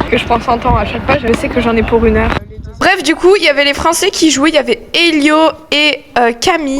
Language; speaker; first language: French; native; French